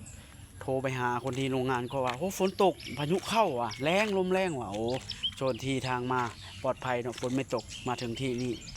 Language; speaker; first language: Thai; non-native, local second language; Northeastern Thai